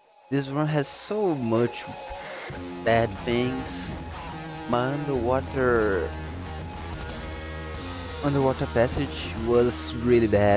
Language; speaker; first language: English; non-native, learner; Portuguese